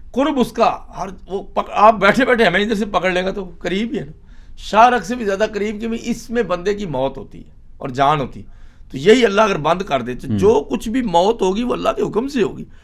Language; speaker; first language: Urdu; native; Urdu